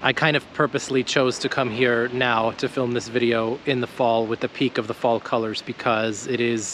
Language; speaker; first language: English; native; English